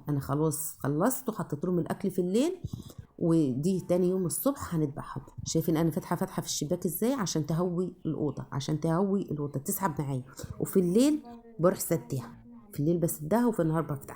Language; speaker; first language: Arabic; native; Arabic